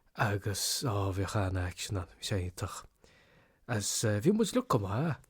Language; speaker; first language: Irish; native; Irish